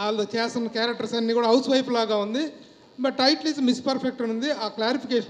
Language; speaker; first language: Telugu; native; Telugu